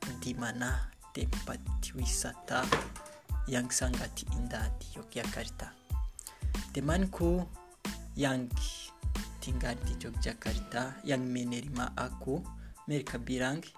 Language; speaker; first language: Indonesian; non-native, learner; Kinyarwanda